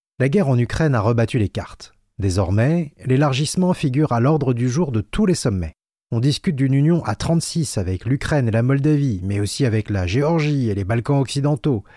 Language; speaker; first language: French; native; French